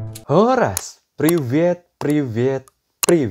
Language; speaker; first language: Russian; non-native, learner; Indonesian